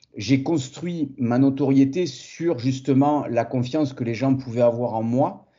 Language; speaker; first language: French; native; French